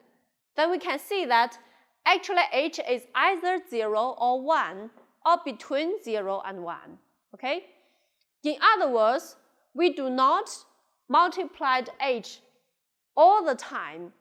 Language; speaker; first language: English; non-native, local second language; Chinese